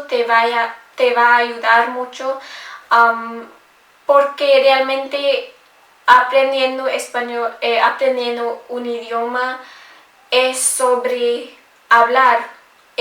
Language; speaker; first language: Spanish; non-native, learner; English